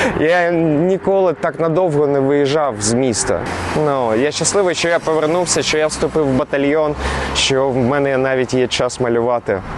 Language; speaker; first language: Ukrainian; non-native, local second language; Russian